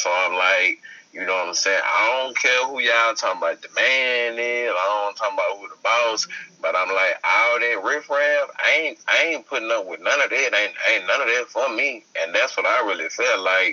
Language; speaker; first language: English; native; English